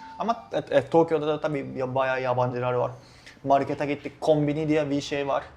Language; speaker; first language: Turkish; non-native, fluent; Japanese